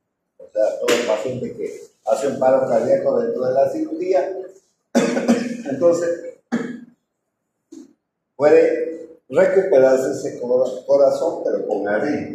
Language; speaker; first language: Spanish; native; Spanish